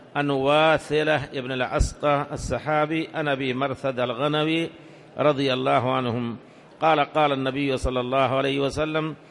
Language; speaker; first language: Arabic; non-native, fluent; Urdu